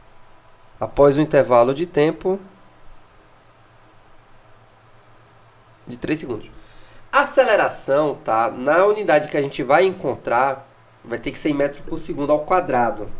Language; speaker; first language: Portuguese; native; Portuguese